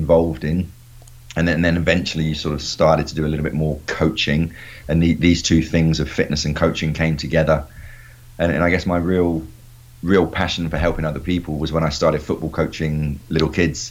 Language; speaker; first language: English; native; English